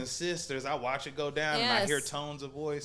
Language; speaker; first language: English; native; English